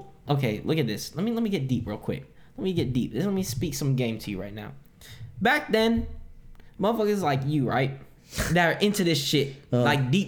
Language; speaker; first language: English; non-native, local second language; Filipino